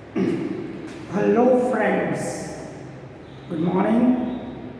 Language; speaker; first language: English; non-native, local second language; Gujarati